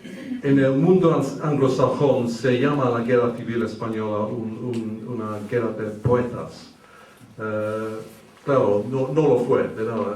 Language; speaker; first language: Spanish; early bilingual, heritage; English